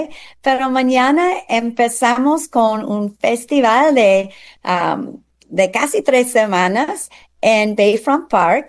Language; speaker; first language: Spanish; non-native, fluent; English